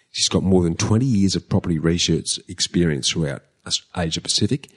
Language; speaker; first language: English; native; English